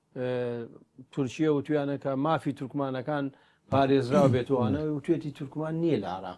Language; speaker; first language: Central Kurdish; native; Central Kurdish